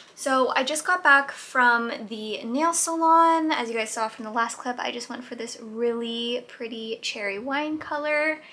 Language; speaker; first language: English; native; English